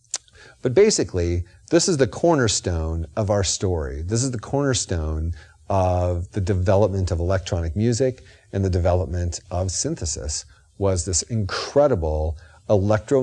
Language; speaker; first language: English; native; English